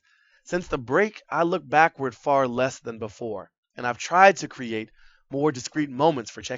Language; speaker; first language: English; native; English